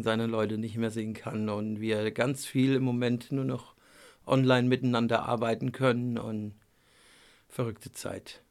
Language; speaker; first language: German; native; German